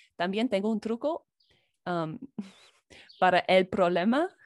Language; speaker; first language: Spanish; non-native, fluent; English